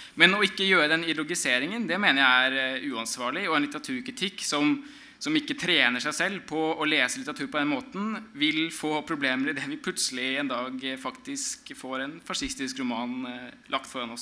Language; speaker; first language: Norwegian; native; Norwegian